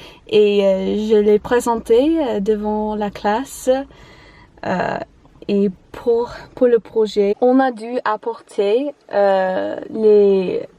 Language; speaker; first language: French; non-native, learner; English